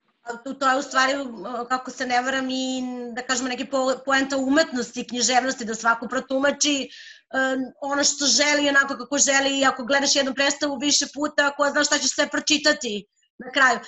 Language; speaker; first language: Serbian; native; Serbian